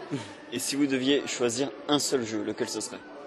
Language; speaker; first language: French; native; French